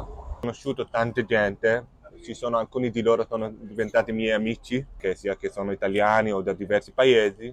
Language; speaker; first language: Italian; non-native, fluent; Arabic